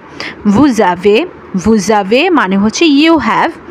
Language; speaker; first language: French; non-native, learner; Bangla